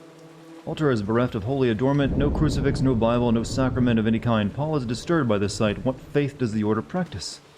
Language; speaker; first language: English; native; English